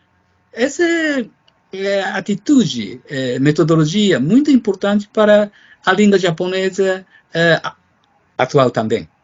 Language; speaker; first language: Portuguese; non-native, fluent; Japanese